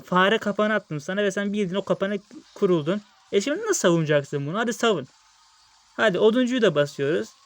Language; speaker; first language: Turkish; native; Turkish